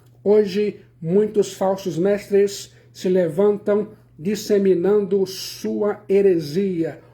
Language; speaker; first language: Portuguese; native; Portuguese